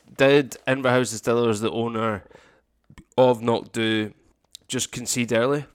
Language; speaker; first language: English; native; English